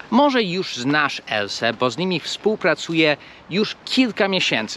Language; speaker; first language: Polish; non-native, fluent; English